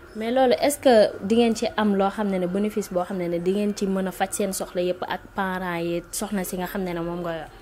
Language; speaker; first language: Wolof; native; Wolof